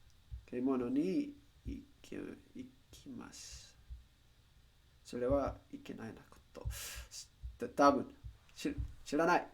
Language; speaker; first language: Japanese; non-native, learner; Spanish